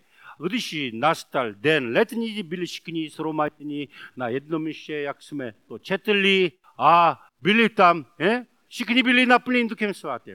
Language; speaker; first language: Czech; non-native, learner; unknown